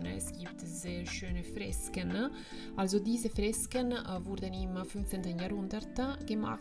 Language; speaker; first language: German; non-native, fluent; Italian